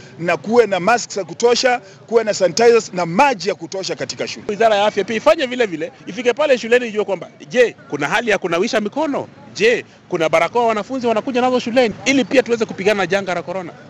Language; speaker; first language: Swahili; non-native, local second language; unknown